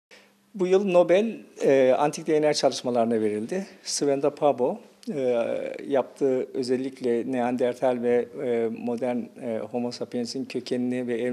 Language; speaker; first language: Turkish; native; Turkish